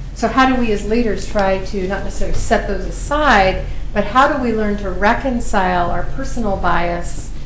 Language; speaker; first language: English; native; English